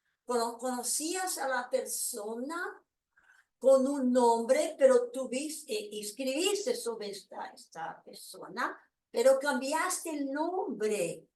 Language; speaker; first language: Spanish; non-native, fluent; Portuguese